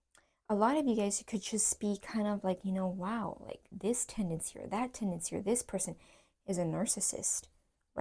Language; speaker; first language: English; native; English